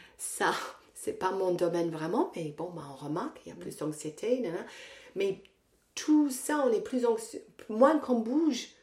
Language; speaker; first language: French; non-native, fluent; English